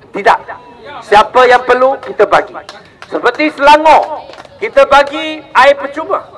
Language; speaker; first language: Malay; non-native, local second language; Chinese